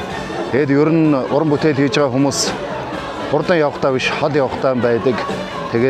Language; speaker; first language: Mongolian; native; Mongolian